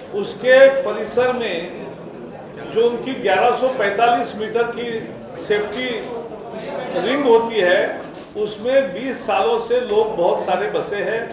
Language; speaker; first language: Hindi; non-native, local second language; Marathi